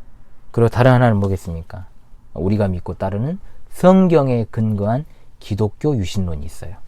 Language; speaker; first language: Korean; native; Korean